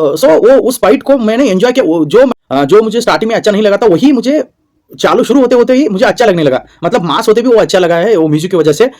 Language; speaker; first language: Hindi; non-native, local second language; Kannada